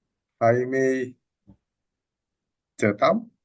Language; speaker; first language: Chinese; non-native, learner; Indonesian